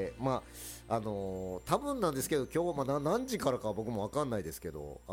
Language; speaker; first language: Japanese; early bilingual, other home language; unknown